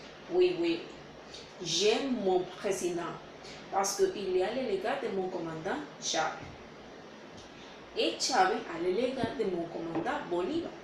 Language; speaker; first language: French; non-native, learner; Spanish